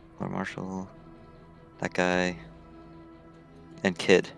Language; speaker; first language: English; native; English